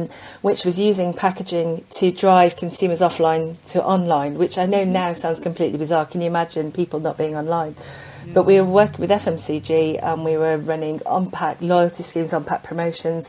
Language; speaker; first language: English; native; English